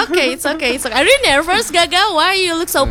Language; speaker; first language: English; non-native, fluent; Indonesian